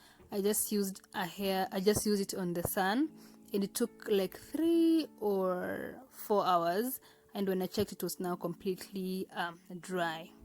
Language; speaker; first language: English; non-native, local second language; Swahili